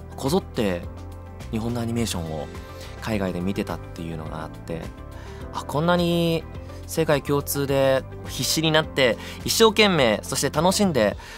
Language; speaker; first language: Japanese; early bilingual, heritage; Japanese